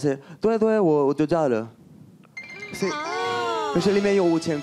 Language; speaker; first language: Chinese; non-native, learner; French